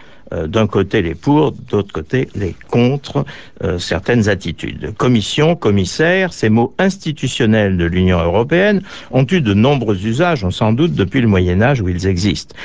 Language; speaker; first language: French; native; French